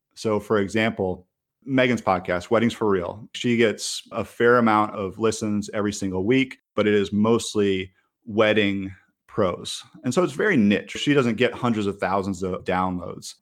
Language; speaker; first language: English; native; English